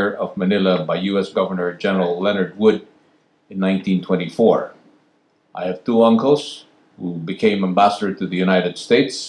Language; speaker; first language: English; non-native, local second language; Filipino